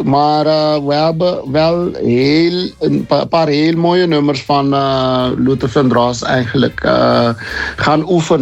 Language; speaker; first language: Dutch; non-native, local second language; Papiamento